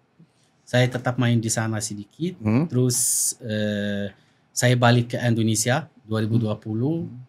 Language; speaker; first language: Indonesian; non-native, fluent; Arabic